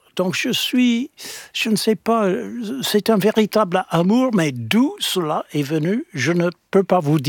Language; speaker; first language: French; non-native, fluent; English